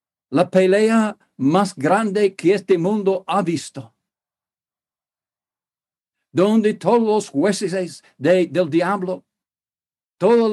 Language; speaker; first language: Spanish; non-native, fluent; English